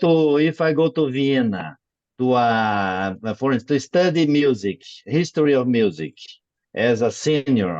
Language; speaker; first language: English; non-native, learner; Portuguese